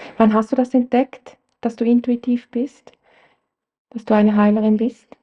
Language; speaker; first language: German; native; German